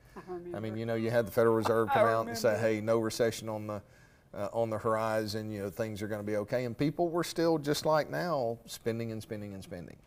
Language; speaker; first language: English; native; English